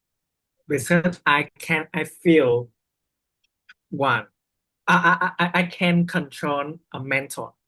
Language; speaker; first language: English; non-native, learner; Vietnamese